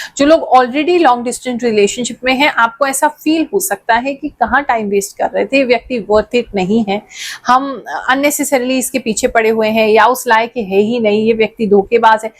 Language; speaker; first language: Hindi; native; Hindi